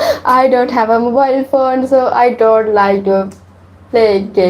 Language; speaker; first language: English; non-native, learner; Sinhala